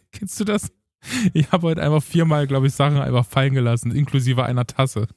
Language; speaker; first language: German; early bilingual, other home language; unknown